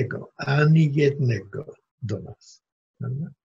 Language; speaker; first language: Polish; non-native, fluent; German